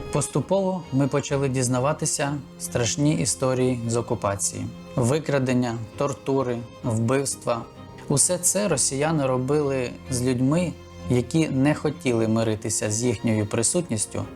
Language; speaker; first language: Ukrainian; native; Ukrainian